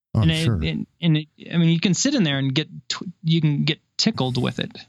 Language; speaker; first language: English; native; English